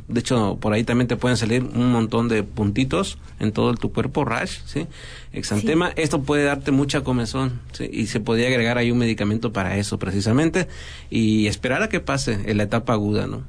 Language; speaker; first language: Spanish; native; Spanish